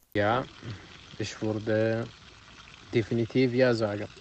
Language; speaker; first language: German; non-native, fluent; Arabic